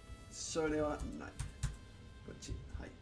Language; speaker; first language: Japanese; non-native, learner; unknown